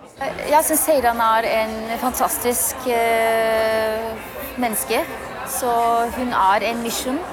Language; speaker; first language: Norwegian; non-native, fluent; Turkish